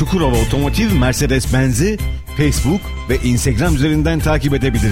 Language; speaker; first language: Turkish; native; Turkish